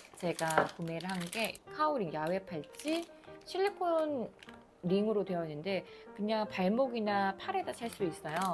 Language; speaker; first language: Korean; native; Korean